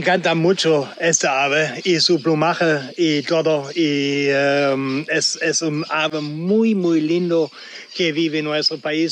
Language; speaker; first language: Spanish; non-native, local second language; German